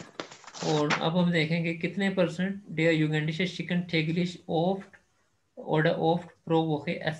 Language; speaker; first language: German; non-native, fluent; Urdu